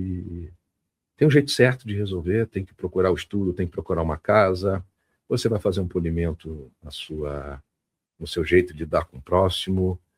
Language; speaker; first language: Portuguese; native; Portuguese